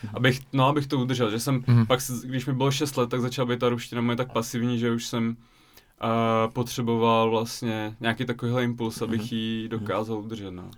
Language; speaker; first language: Czech; early bilingual, other home language; Russian